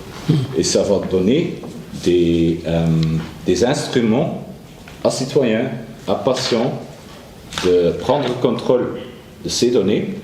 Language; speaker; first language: French; non-native, learner; Dutch